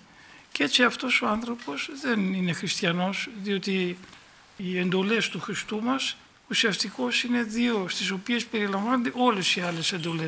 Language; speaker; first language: Greek; native; Greek